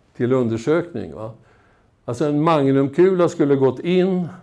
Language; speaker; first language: Swedish; native; Swedish